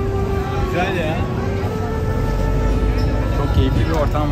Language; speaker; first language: Turkish; native; Turkish